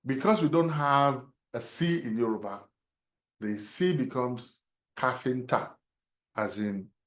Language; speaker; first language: English; non-native, local second language; Yoruba